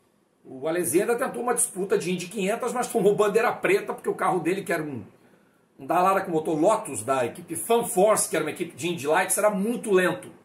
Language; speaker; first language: Portuguese; native; Portuguese